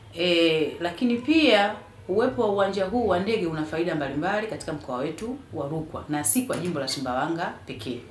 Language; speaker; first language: Swahili; native; Swahili